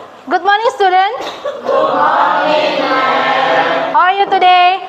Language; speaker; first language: English; non-native, fluent; Indonesian